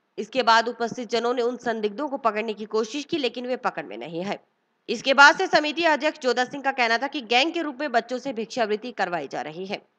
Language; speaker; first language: Hindi; native; Hindi